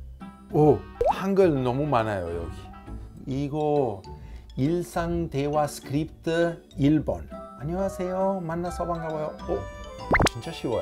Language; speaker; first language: Korean; non-native, learner; Italian